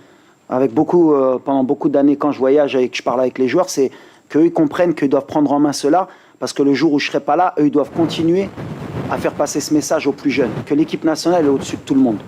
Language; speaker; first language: French; native; French